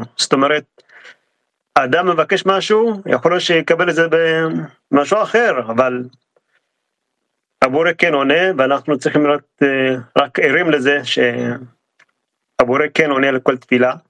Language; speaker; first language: Hebrew; non-native, fluent; French